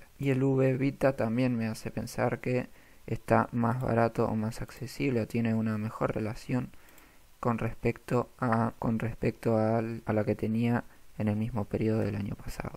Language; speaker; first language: Spanish; native; Spanish